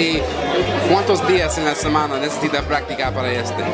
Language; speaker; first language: Spanish; non-native, learner; English